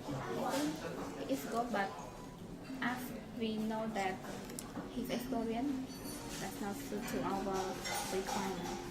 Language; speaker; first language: English; non-native, learner; Khmer